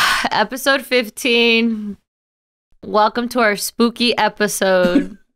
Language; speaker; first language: English; early bilingual, other home language; Spanish